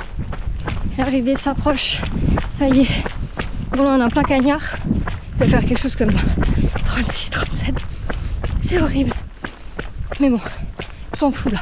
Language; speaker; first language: French; native; French